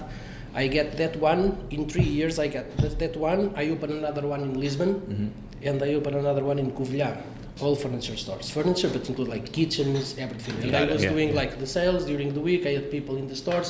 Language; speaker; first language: English; non-native, fluent; Portuguese